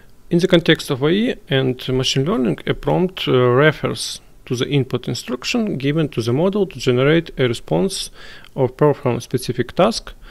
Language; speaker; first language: English; non-native, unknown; Ukrainian